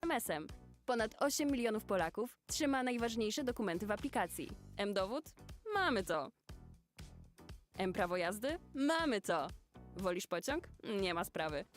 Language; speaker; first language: Polish; native; Polish